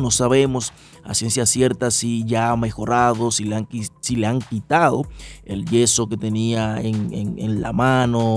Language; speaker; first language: Spanish; native; Spanish